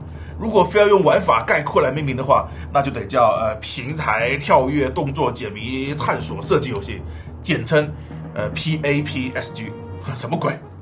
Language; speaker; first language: Chinese; native; Chinese